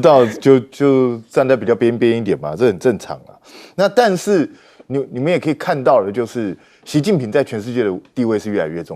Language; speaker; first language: Chinese; native; Chinese